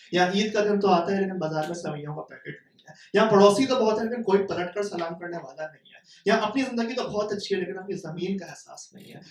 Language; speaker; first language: Urdu; native; Urdu